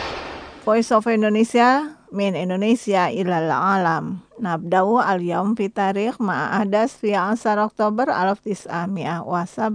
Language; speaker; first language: Arabic; non-native, learner; Indonesian